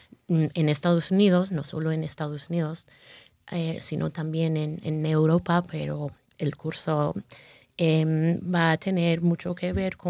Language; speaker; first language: Spanish; non-native, fluent; English